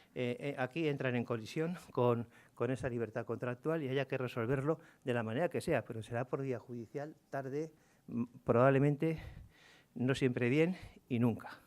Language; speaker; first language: Spanish; native; Spanish